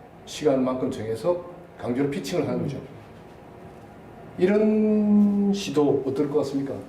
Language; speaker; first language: Korean; native; Korean